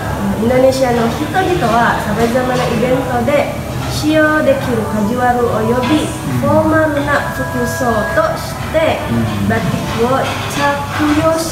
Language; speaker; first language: Japanese; non-native, learner; Indonesian